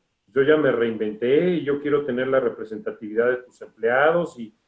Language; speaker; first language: Spanish; native; Spanish